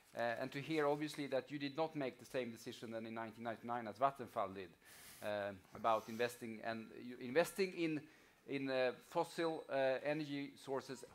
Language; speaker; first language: English; non-native, fluent; Swedish